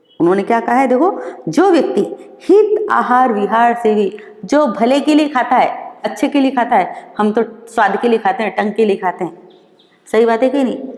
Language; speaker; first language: Hindi; native; Hindi